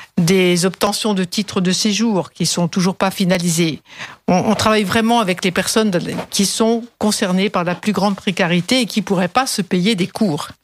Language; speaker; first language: French; native; French